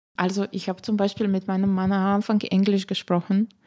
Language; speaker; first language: German; non-native, fluent; Slovenian